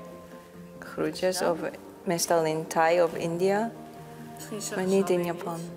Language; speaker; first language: Dutch; non-native, fluent; Japanese